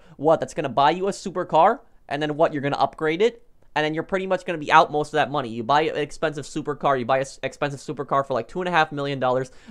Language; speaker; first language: English; native; English